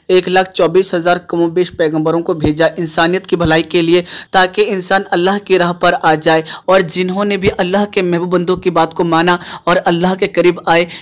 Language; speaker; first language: Urdu; native; Urdu